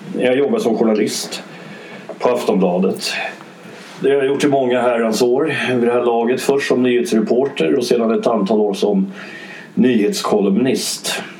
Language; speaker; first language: Swedish; early bilingual, other home language; English